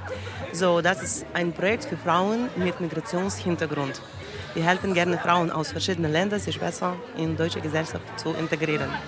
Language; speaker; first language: German; non-native, learner; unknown